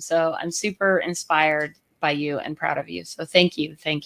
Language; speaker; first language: English; native; English